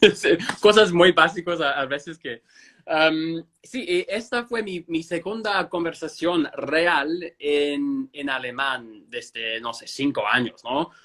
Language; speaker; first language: Spanish; non-native, fluent; English